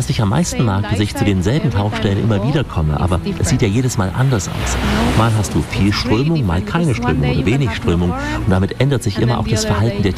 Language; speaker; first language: German; native; German